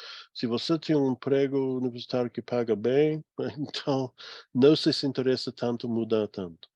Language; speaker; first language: Portuguese; non-native, fluent; English